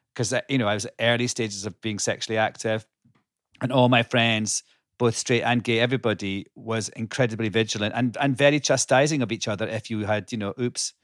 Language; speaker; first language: English; native; English